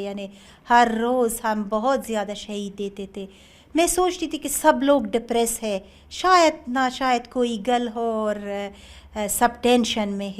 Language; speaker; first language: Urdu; non-native, learner; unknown